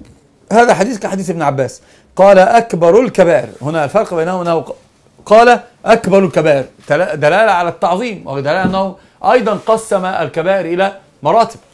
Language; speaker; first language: Arabic; native; Arabic